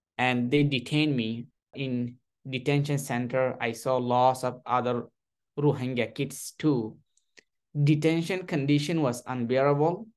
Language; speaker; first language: English; non-native, learner; Rohingya